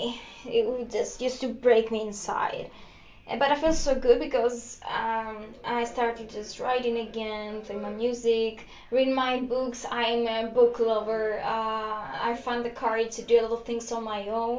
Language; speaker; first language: English; non-native, fluent; Greek